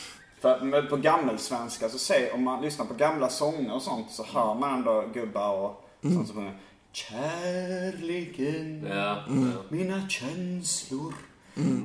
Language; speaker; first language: Swedish; native; Swedish